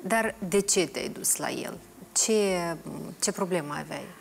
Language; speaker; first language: Romanian; native; Romanian